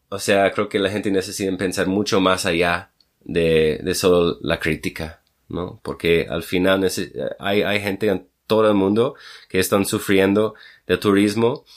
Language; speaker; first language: Spanish; non-native, fluent; English